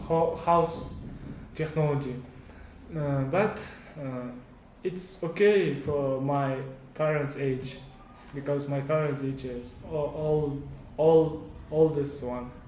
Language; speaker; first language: English; non-native, learner; Kazakh